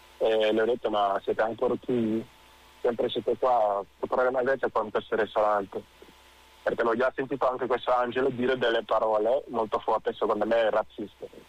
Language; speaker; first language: Italian; non-native, fluent; Wolof